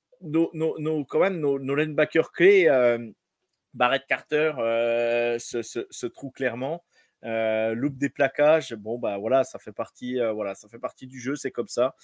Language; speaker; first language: French; native; French